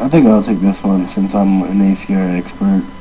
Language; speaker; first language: English; native; English